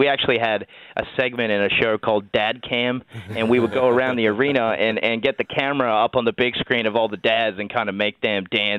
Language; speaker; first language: English; native; English